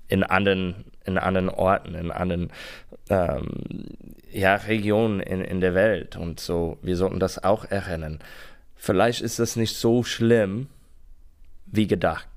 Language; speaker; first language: German; non-native, learner; English